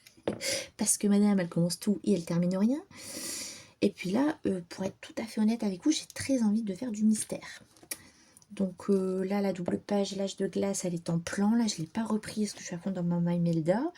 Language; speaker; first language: French; native; French